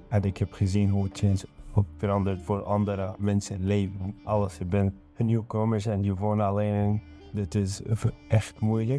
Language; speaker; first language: Dutch; non-native, learner; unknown